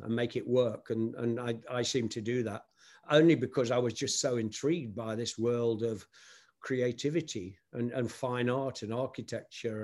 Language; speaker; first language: English; native; English